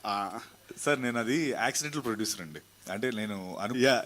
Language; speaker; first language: Telugu; native; Telugu